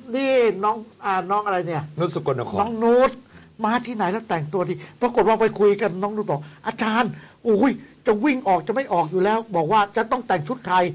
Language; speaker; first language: Thai; native; Thai